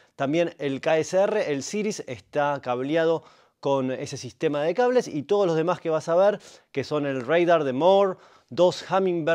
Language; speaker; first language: Spanish; native; Spanish